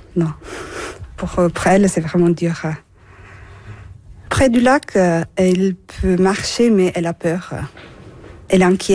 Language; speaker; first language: French; non-native, fluent; Turkish